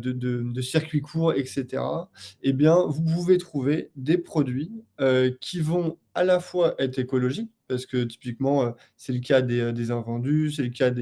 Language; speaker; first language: French; native; French